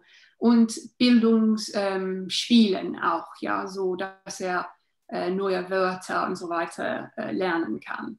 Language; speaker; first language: German; non-native, learner; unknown